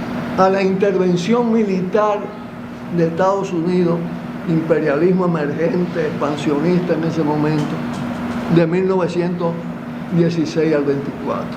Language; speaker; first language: Spanish; native; Spanish